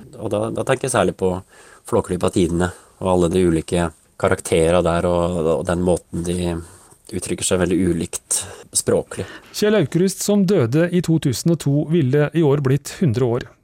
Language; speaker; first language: Norwegian; native; Norwegian